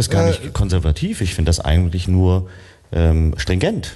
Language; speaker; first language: German; native; German